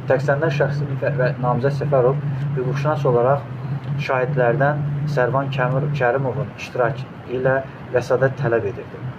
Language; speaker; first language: Azerbaijani; native; Azerbaijani